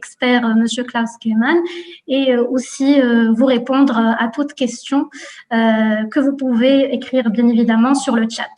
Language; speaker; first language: French; non-native, local second language; Arabic